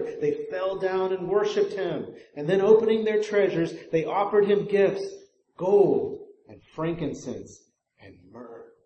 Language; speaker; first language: English; native; English